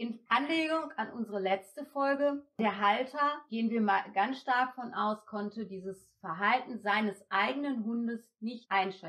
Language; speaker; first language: German; native; German